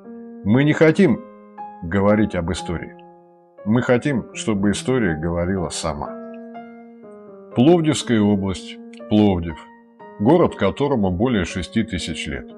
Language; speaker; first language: Russian; native; Russian